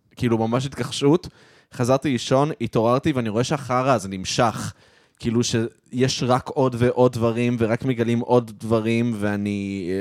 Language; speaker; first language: Hebrew; native; Hebrew